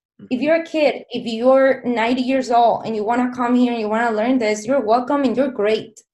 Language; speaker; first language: English; non-native, fluent; Spanish